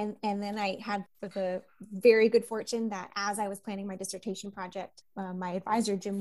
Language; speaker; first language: English; native; English